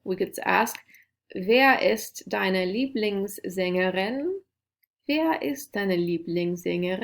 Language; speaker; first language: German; non-native, fluent; English